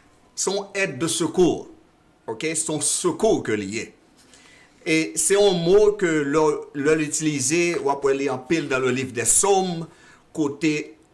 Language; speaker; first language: French; non-native, local second language; Haitian Creole